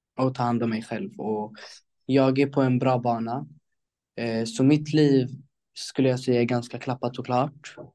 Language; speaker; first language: Swedish; early bilingual, other home language; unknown